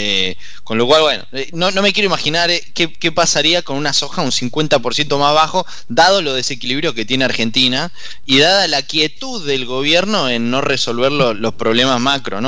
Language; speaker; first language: Spanish; native; Spanish